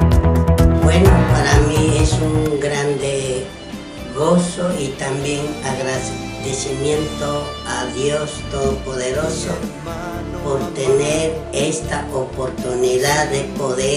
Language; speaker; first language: Spanish; non-native, local second language; Quechua